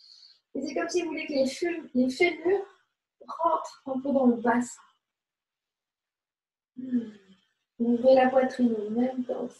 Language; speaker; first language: French; native; French